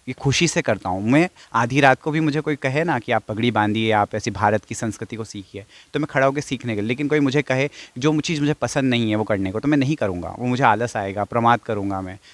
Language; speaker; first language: Hindi; non-native, fluent; English